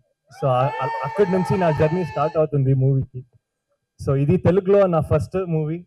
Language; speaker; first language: Telugu; non-native, learner; Kannada